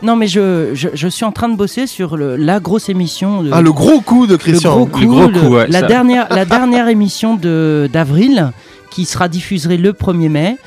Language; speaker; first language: French; native; French